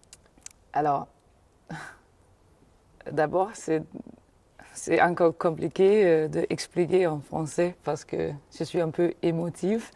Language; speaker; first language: French; non-native, fluent; Danish